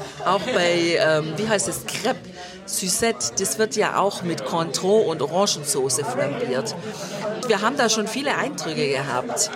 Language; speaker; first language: German; native; German